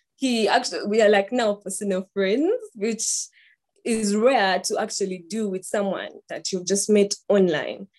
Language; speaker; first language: English; non-native, local second language; Ganda